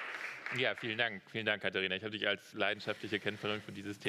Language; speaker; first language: German; native; German